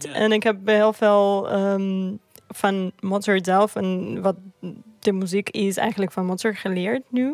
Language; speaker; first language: Dutch; non-native, fluent; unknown